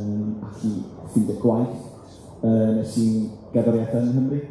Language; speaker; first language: Welsh; native; Welsh